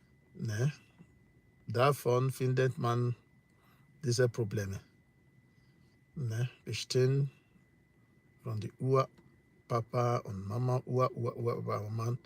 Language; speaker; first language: German; non-native, learner; English